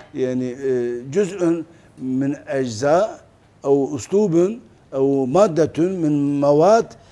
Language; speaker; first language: Arabic; non-native, fluent; Turkish